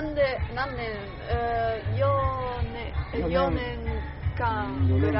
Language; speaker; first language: Japanese; non-native, learner; Italian